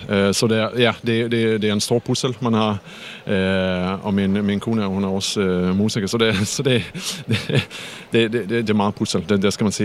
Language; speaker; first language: Danish; non-native, fluent; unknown